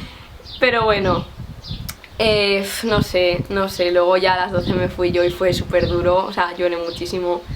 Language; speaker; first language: Spanish; native; Spanish